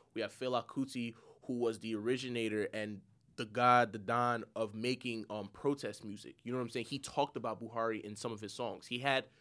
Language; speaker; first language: English; early bilingual, other home language; Yoruba